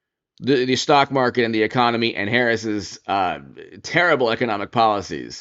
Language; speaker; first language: English; native; English